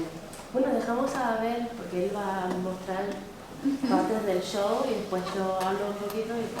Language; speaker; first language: Spanish; non-native, fluent; English